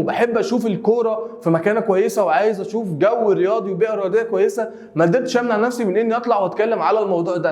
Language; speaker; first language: Arabic; native; Arabic